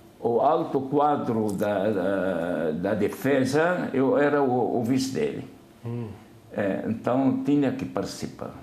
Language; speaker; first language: Portuguese; non-native, fluent; Arabic